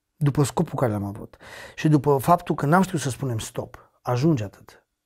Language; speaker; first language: Romanian; native; Romanian